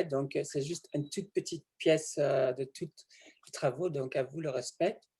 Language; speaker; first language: French; non-native, fluent; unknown